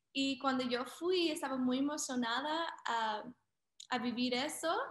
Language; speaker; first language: Spanish; early bilingual, heritage; Spanish